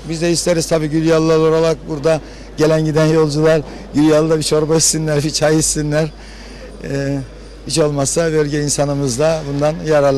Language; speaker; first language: Turkish; native; Turkish